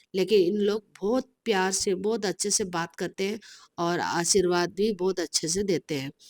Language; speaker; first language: Hindi; non-native, local second language; Telugu